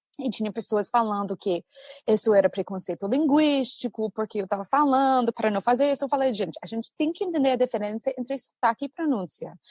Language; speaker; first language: Portuguese; non-native, fluent; English